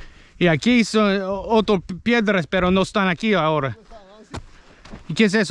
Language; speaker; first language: Spanish; non-native, learner; English